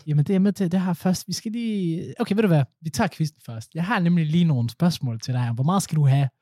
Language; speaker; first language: Danish; early bilingual, other home language; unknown